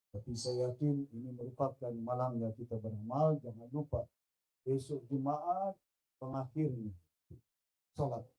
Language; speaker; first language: Malay; non-native, local second language; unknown